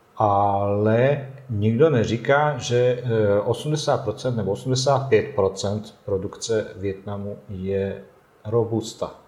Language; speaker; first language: Czech; non-native, fluent; Bosnian